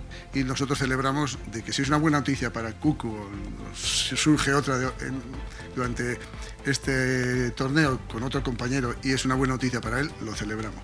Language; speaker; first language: Spanish; native; Spanish